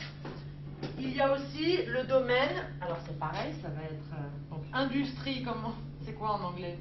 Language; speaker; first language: French; native; French